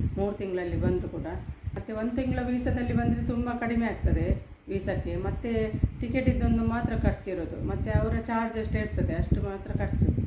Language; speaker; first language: Kannada; non-native, local second language; Tulu